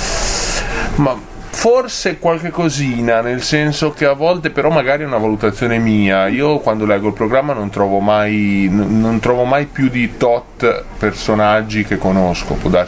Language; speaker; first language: Italian; native; Italian